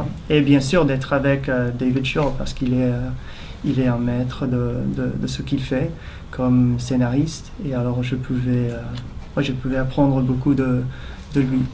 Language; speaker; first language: French; non-native, fluent; English